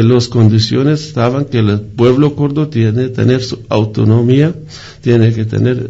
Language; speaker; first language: Spanish; non-native, fluent; Kurdish